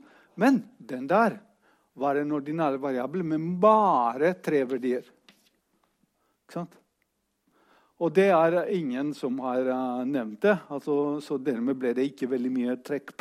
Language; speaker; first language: Norwegian; non-native, fluent; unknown